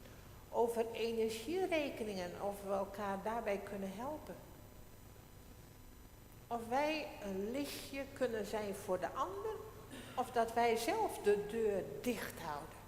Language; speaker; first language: Dutch; non-native, local second language; Western Frisian